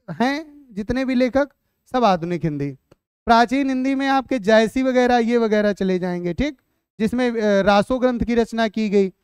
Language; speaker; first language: Hindi; native; Hindi